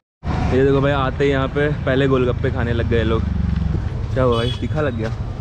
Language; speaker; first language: Hindi; native; Hindi